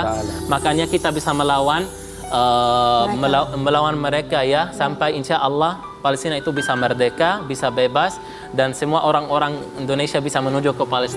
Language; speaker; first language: Indonesian; non-native, fluent; Arabic